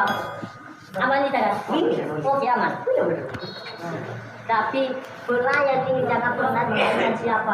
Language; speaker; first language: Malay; non-native, local second language; Nias